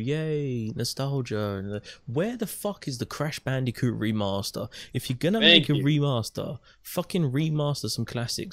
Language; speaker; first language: English; native; English